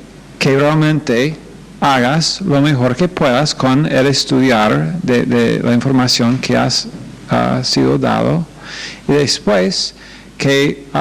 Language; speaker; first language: Spanish; non-native, fluent; English